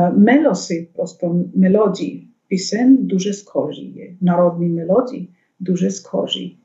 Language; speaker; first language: Ukrainian; non-native, fluent; Bangla